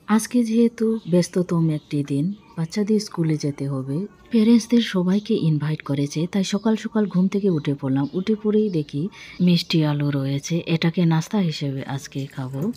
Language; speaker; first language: Bangla; non-native, local second language; Bodo